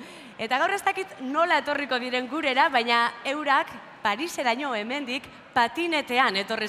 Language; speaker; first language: Basque; native; Basque